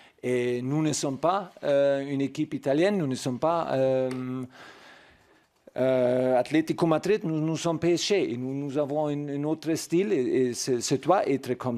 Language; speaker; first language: French; non-native, learner; German